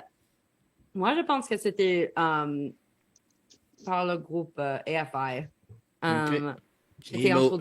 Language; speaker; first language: French; non-native, learner; English